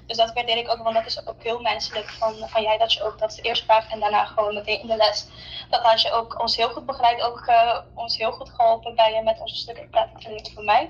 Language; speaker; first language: Dutch; non-native, local second language; Papiamento